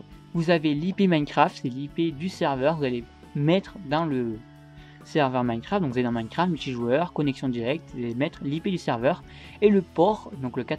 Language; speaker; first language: French; native; French